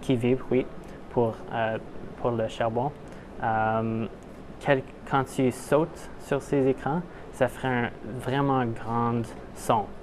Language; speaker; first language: French; non-native, local second language; English